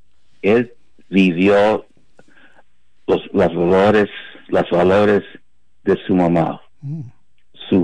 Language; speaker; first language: Spanish; non-native, fluent; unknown